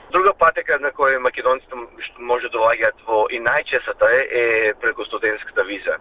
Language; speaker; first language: Macedonian; early bilingual, heritage; Macedonian